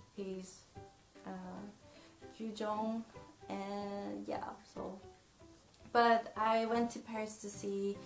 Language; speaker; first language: English; non-native, fluent; Swedish